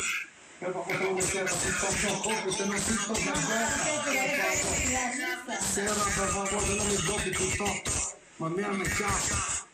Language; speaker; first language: Italian; non-native, learner; Albanian